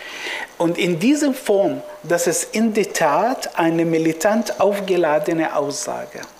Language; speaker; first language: German; non-native, fluent; Arabic